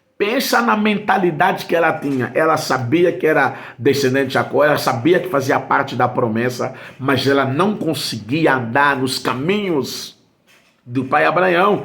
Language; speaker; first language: Portuguese; native; Portuguese